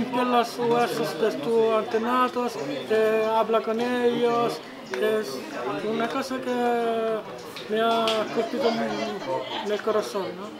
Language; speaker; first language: Spanish; non-native, fluent; Italian